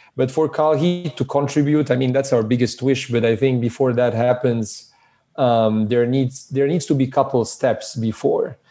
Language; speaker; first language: English; early bilingual, other home language; Serbian